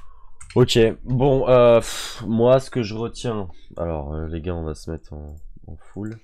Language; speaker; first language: French; native; French